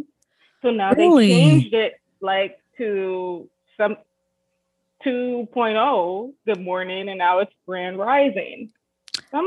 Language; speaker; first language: English; native; English